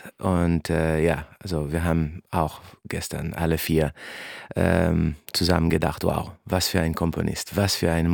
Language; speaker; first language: German; non-native, fluent; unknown